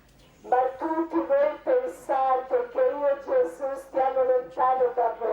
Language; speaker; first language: Italian; non-native, learner; Croatian